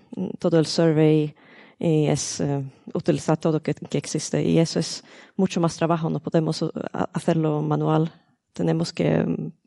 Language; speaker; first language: Spanish; non-native, learner; Swedish